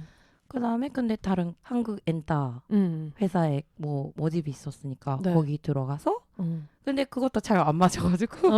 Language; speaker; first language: Korean; early bilingual, heritage; Japanese